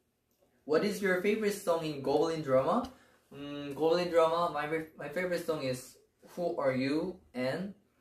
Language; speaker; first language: English; non-native, learner; Korean